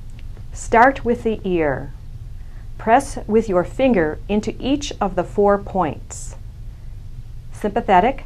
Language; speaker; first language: English; native; English